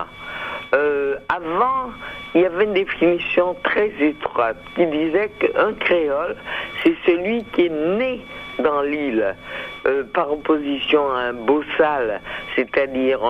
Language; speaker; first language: French; native; French